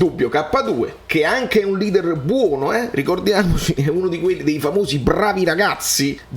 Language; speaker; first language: Italian; native; Italian